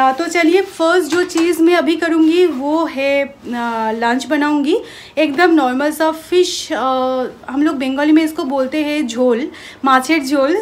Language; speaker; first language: Hindi; non-native, local second language; Bangla